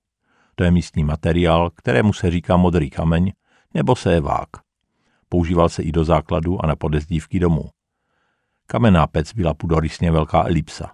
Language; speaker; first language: Czech; native; Czech